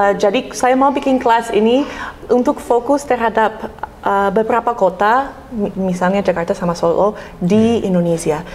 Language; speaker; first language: Indonesian; non-native, fluent; English